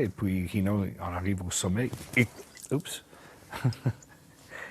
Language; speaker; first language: French; non-native, learner; English